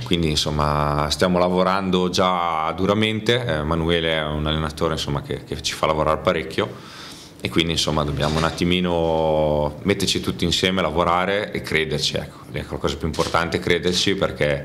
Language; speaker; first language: Italian; native; Italian